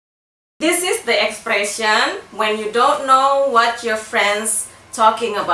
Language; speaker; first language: English; non-native, learner; Indonesian